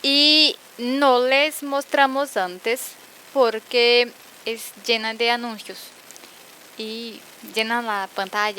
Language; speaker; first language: Spanish; non-native, fluent; Portuguese